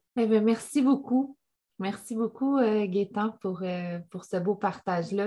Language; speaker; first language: French; native; French